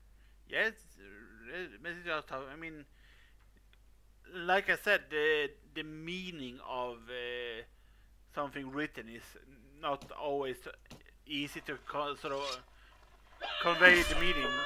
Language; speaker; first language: English; non-native, fluent; Swedish